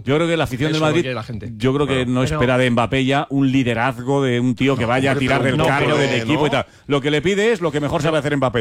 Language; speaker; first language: Spanish; native; Spanish